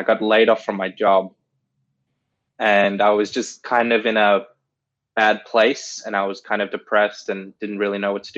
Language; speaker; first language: English; native; English